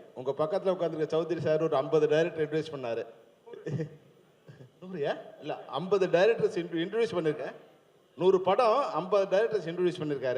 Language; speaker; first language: Tamil; native; Tamil